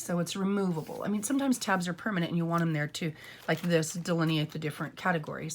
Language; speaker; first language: English; native; English